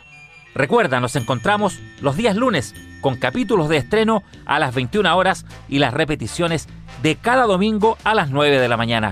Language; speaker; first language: Spanish; native; Spanish